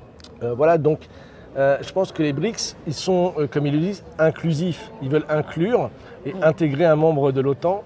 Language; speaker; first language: French; native; French